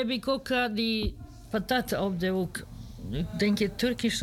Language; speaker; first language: Dutch; non-native, learner; Serbian